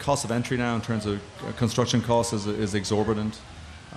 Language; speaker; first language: English; native; English